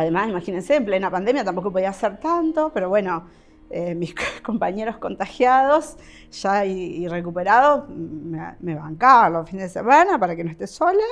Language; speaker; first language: Spanish; native; Spanish